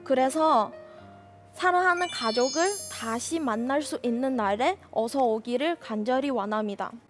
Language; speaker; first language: Korean; non-native, fluent; Chinese